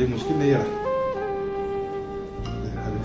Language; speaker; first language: Hindi; non-native, local second language; Kannada